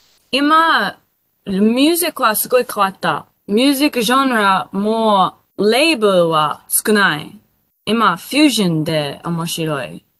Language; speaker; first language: Japanese; non-native, learner; English